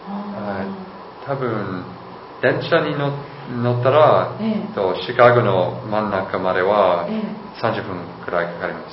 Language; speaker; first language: Japanese; non-native, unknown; English